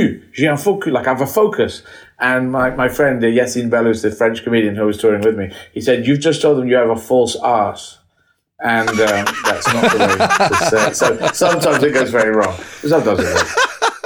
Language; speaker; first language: English; native; English